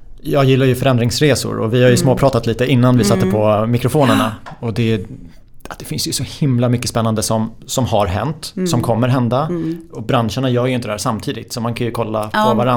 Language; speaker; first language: Swedish; native; Swedish